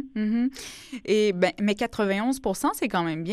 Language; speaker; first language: French; native; French